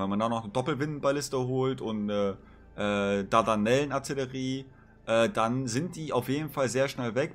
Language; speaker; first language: German; native; German